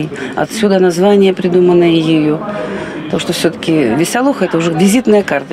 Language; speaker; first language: Russian; native; Russian